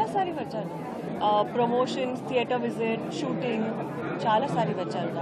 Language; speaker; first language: Telugu; non-native, learner; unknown